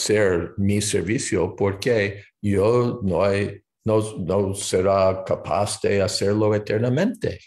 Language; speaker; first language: Spanish; non-native, fluent; English